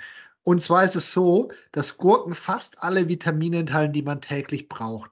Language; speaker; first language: German; native; German